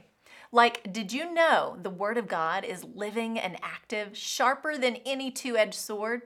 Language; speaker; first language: English; native; English